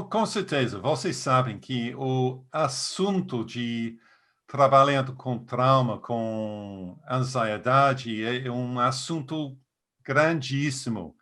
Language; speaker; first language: Portuguese; non-native, fluent; English